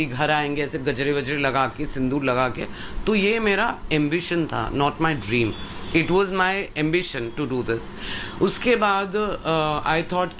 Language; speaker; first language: Hindi; non-native, local second language; Sindhi